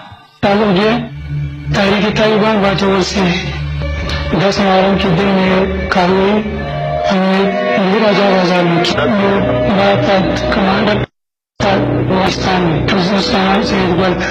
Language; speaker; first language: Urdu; non-native, local second language; Pashto